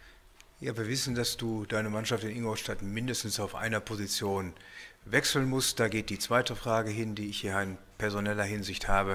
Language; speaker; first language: German; native; German